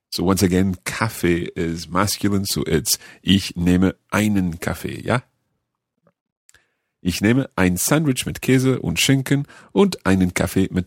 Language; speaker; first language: German; non-native, learner; English